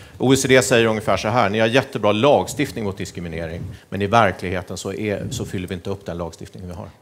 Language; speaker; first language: Swedish; native; Swedish